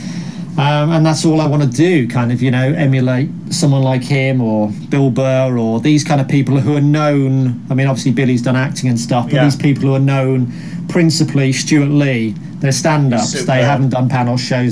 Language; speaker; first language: English; native; English